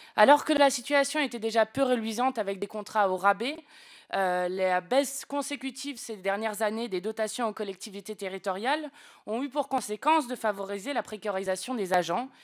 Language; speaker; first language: French; native; French